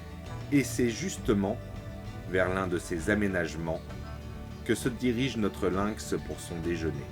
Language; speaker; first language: French; native; French